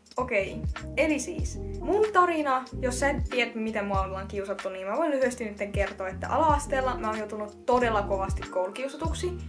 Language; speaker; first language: Finnish; early bilingual, other home language; Russian